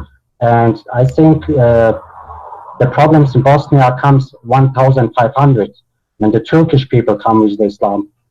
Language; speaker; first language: English; non-native, learner; Bosnian